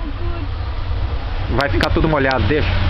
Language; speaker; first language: Portuguese; native; Portuguese